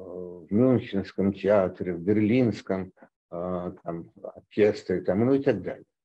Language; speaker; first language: Russian; native; Russian